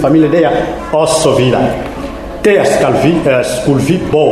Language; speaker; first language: Danish; non-native, fluent; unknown